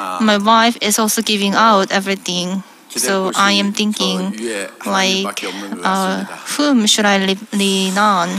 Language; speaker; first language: English; non-native, fluent; Korean